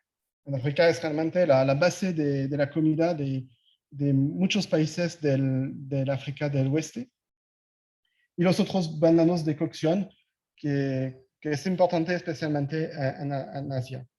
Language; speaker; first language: Spanish; non-native, fluent; French